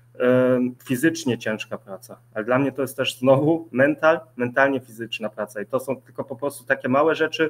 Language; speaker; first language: Polish; early bilingual, heritage; Polish